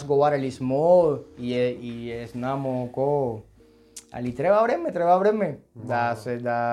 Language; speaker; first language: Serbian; non-native, learner; Spanish